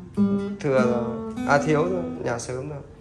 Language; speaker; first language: Vietnamese; native; Vietnamese